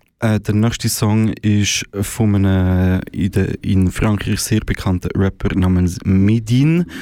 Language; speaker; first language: German; native; German